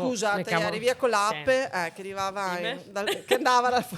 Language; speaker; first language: Italian; native; Italian